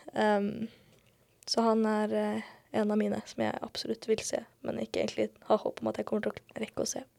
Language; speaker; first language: Norwegian; early bilingual, other home language; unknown